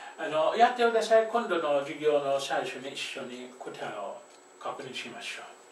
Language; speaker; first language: Japanese; non-native, fluent; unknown